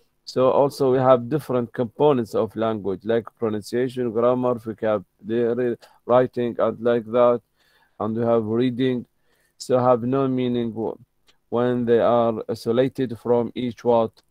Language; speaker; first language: English; non-native, fluent; Arabic